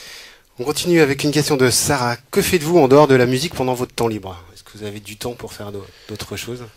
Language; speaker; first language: French; native; French